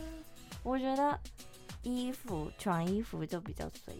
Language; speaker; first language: Chinese; non-native, fluent; Japanese